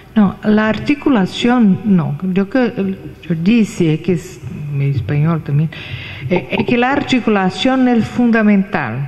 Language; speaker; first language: Spanish; non-native, fluent; Portuguese